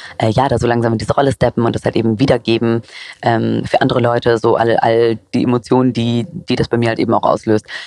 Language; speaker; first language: German; early bilingual, other home language; Greek